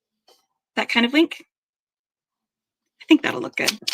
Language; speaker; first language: English; native; English